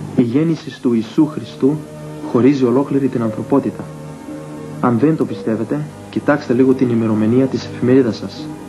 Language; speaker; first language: Greek; early bilingual, heritage; Greek